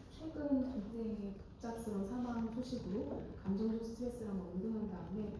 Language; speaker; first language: Korean; native; Korean